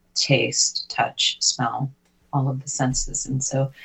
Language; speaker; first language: English; native; English